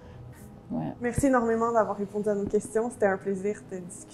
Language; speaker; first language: French; native; French